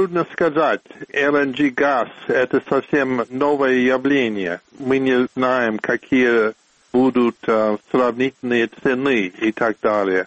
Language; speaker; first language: Russian; non-native, fluent; English